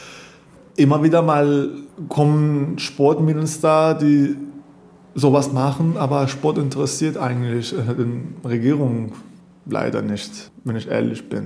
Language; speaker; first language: German; non-native, fluent; Persian